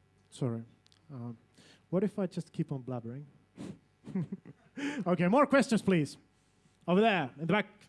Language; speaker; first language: English; non-native, fluent; Finnish